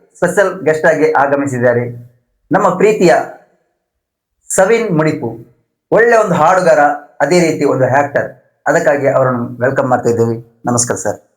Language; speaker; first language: Kannada; non-native, local second language; Malayalam